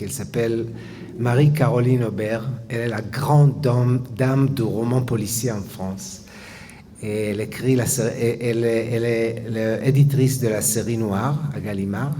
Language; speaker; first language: French; non-native, fluent; Hebrew